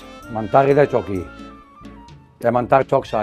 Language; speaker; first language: Turkish; non-native, learner; Italian